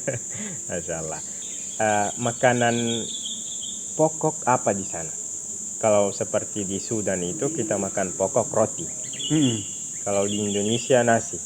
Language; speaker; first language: Indonesian; non-native, fluent; Arabic